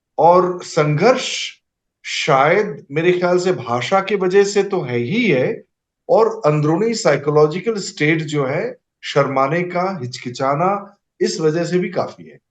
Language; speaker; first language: Hindi; non-native, local second language; Assamese